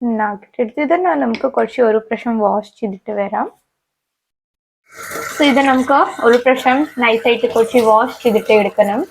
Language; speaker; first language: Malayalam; non-native, learner; Hindi